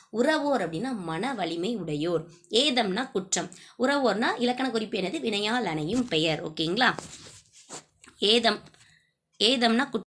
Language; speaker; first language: Tamil; native; Tamil